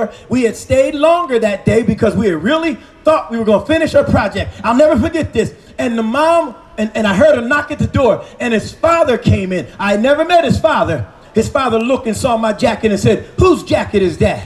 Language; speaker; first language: English; native; English